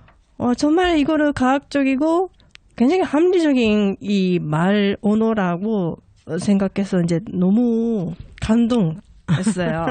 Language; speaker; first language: Korean; non-native, fluent; Japanese